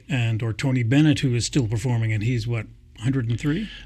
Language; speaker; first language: English; native; English